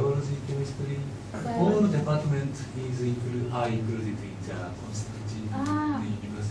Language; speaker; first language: English; non-native, learner; Japanese